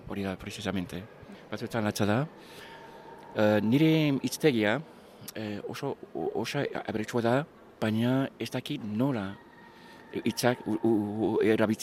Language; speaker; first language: Basque; non-native, learner; English